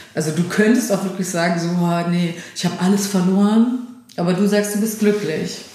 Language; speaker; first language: German; native; German